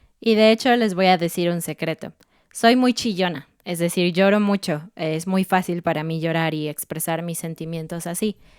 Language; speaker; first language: Spanish; native; Spanish